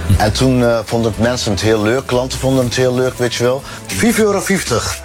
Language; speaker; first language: Dutch; early bilingual, other home language; Turkish